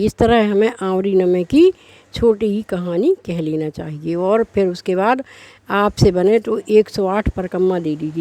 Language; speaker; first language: Hindi; native; Hindi